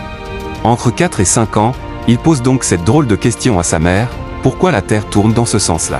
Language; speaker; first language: French; native; French